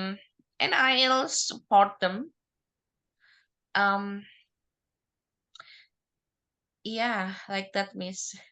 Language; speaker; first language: English; non-native, learner; Indonesian